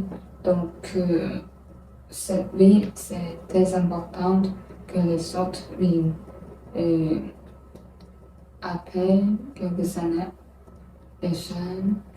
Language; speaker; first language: French; non-native, learner; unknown